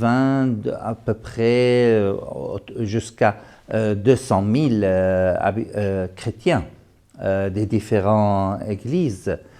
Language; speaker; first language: French; non-native, fluent; Arabic